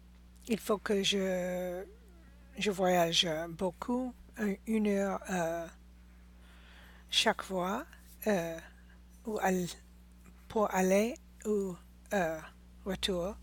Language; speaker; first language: French; non-native, learner; English